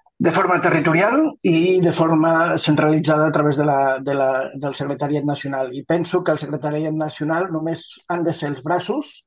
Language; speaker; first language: Catalan; native; Catalan